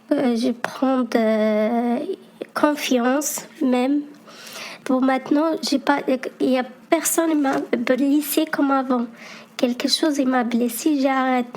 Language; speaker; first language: French; non-native, learner; Arabic